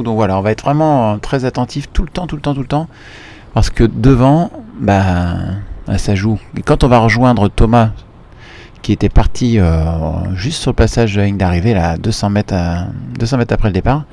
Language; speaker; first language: French; native; French